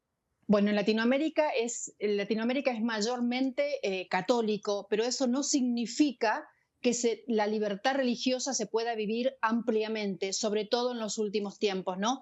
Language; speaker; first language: Spanish; native; Spanish